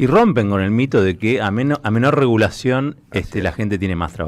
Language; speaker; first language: Spanish; native; Spanish